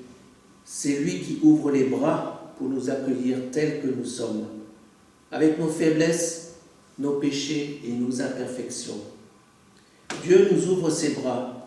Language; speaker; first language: French; native; French